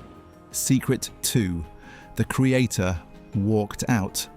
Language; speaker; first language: English; native; English